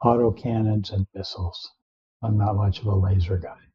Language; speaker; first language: English; native; English